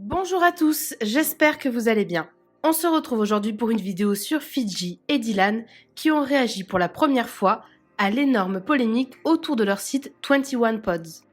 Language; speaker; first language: French; native; French